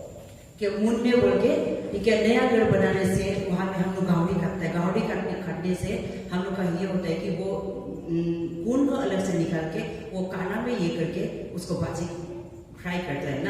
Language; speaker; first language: Hindi; non-native, local second language; Adi